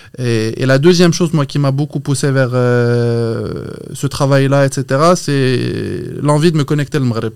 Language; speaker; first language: French; non-native, local second language; Arabic